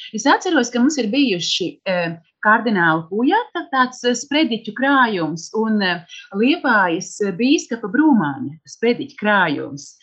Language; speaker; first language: Latvian; native; Latvian